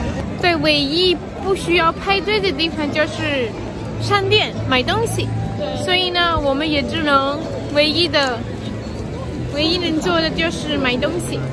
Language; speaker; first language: Chinese; non-native, fluent; Greek